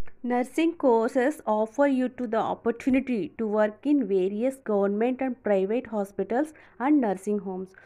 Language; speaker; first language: English; non-native, local second language; Telugu